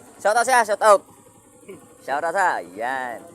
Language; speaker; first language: Filipino; non-native, local second language; Cebuano